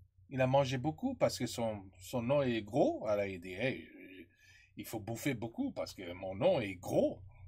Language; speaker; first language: French; non-native, learner; English